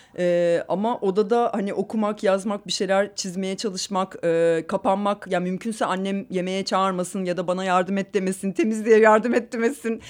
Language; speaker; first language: Turkish; native; Turkish